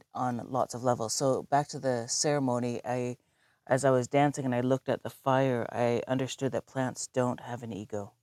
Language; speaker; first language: English; native; English